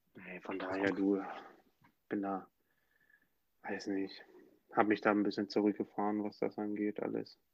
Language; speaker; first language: German; native; German